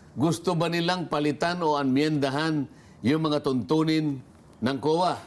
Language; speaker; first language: Filipino; non-native, local second language; Pampanga